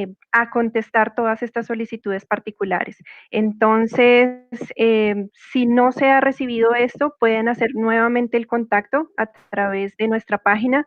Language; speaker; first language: Spanish; native; Spanish